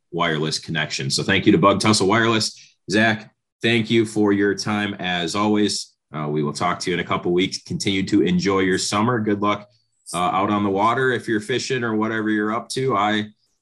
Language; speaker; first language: English; native; English